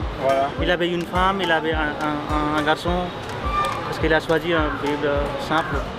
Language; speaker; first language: French; non-native, learner; Nepali